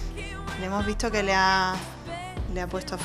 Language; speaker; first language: Spanish; native; Spanish